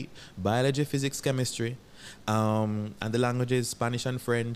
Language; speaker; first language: English; non-native, local second language; Jamaican Creole English